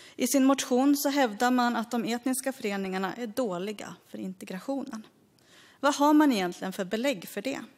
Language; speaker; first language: Swedish; early bilingual, other home language; Greek